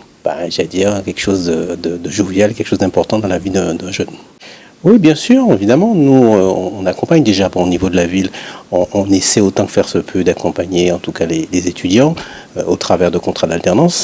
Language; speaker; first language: French; native; French